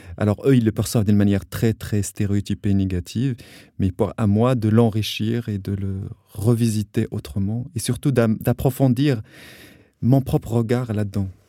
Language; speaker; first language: French; non-native, local second language; Arabic